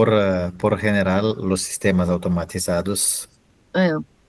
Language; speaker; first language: Spanish; non-native, fluent; Portuguese